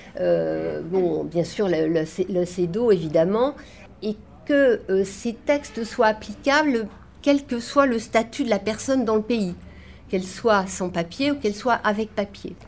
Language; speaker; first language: French; native; French